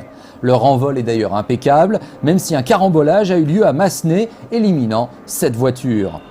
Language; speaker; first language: French; native; French